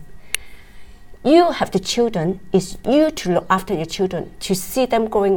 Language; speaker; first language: English; non-native, local second language; Cantonese